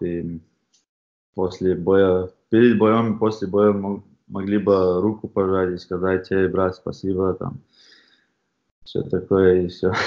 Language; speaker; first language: Russian; non-native, fluent; Chechen